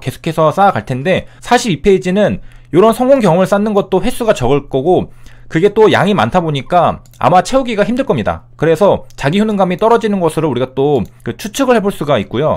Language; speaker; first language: Korean; native; Korean